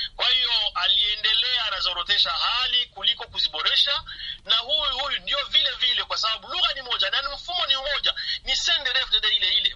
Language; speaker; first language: Swahili; non-native, local second language; Rundi